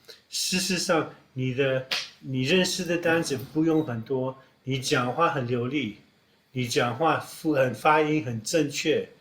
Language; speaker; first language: Chinese; non-native, fluent; English